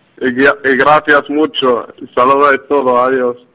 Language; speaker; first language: Spanish; non-native, learner; Arabic